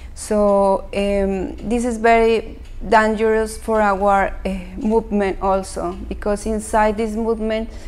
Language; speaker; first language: English; non-native, fluent; Spanish